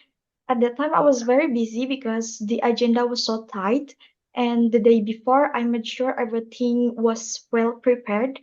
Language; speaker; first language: English; non-native, learner; Indonesian